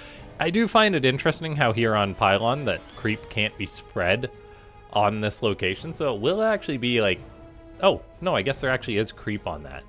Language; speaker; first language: English; native; English